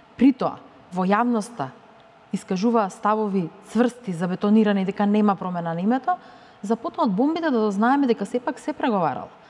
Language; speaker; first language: Macedonian; native; Macedonian